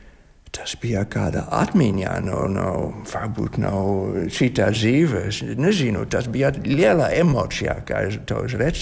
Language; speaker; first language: Latvian; non-native, learner; Dutch